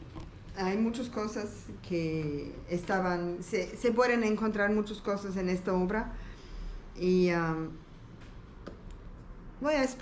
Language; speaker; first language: Spanish; non-native, learner; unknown